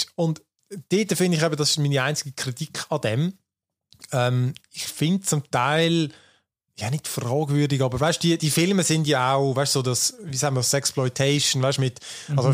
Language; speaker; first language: German; native; German